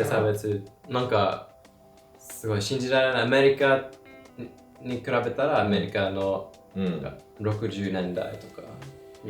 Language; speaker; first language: Japanese; non-native, learner; English